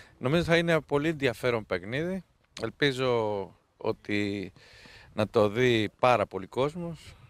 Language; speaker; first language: Greek; non-native, fluent; Spanish